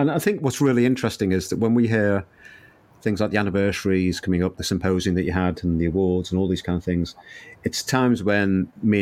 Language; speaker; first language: English; native; English